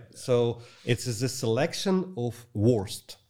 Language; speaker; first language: English; non-native, learner; Ukrainian